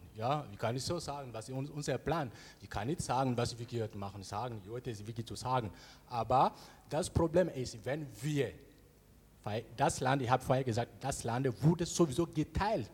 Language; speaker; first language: German; non-native, learner; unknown